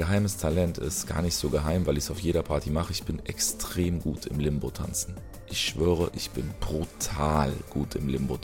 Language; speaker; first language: German; early bilingual, other home language; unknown